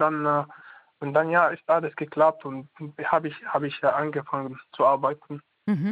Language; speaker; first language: German; non-native, learner; Arabic